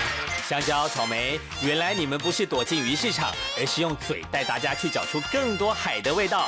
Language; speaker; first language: Chinese; native; Chinese